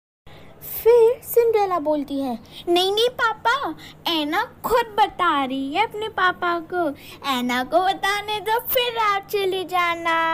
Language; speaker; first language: Hindi; native; Hindi